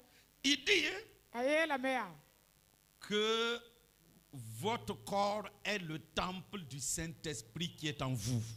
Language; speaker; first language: French; non-native, local second language; Mossi